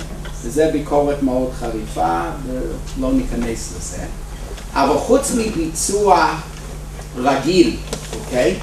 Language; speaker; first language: Hebrew; non-native, fluent; English